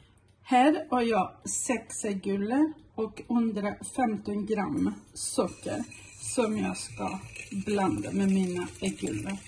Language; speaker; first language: Swedish; non-native, fluent; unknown